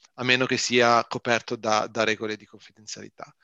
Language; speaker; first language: Italian; native; Italian